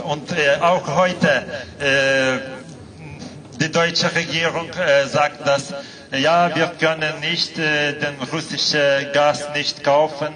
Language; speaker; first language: German; non-native, fluent; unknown